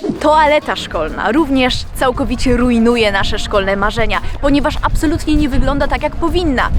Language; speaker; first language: Polish; native; Polish